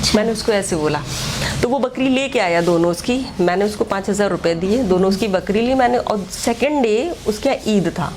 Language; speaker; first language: Hindi; native; Hindi